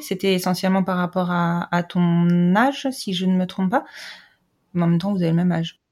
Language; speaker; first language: French; native; French